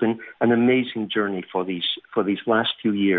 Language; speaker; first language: English; native; English